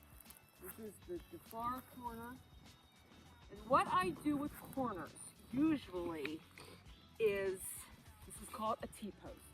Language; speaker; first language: English; native; English